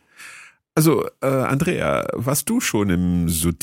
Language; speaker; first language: German; non-native, learner; English